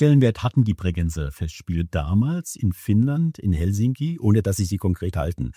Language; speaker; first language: German; native; German